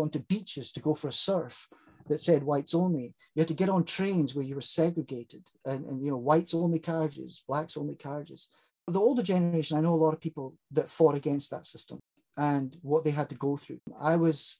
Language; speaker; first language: English; native; English